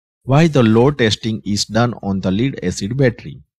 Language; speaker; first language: English; non-native, local second language; Gujarati